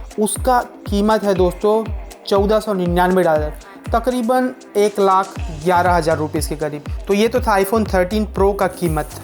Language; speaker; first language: Hindi; native; Hindi